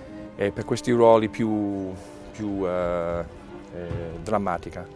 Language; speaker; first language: Italian; non-native, learner; English